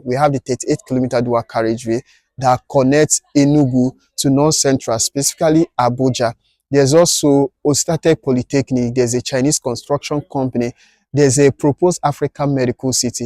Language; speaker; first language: English; non-native, local second language; Igbo